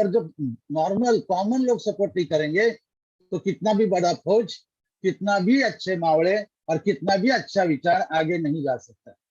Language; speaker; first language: Hindi; non-native, local second language; Marathi